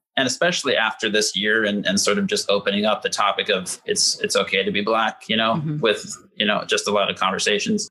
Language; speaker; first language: English; native; English